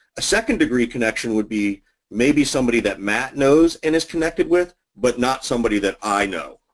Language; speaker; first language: English; native; English